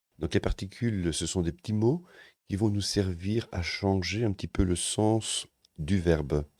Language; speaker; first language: French; native; French